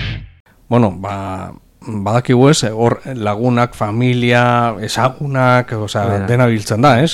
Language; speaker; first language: Basque; native; Basque